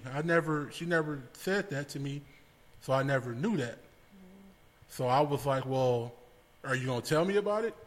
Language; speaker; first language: English; native; English